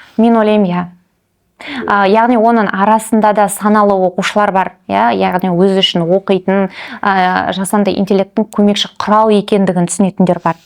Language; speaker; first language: Kazakh; non-native, local second language; Russian